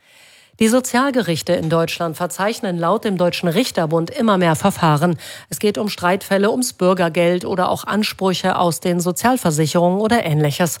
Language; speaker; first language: German; native; German